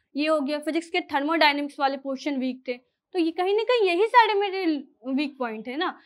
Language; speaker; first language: Hindi; native; Hindi